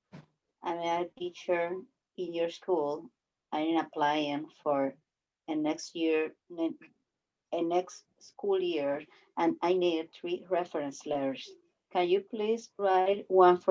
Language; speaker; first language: English; non-native, learner; Spanish